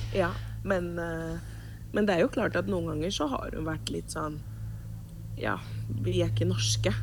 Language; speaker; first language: Norwegian; early bilingual, other home language; Spanish